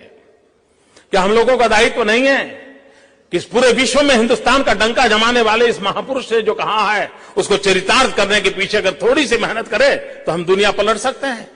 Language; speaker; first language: Hindi; non-native, local second language; Gujarati